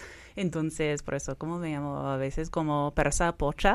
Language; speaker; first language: Spanish; early bilingual, heritage; Spanish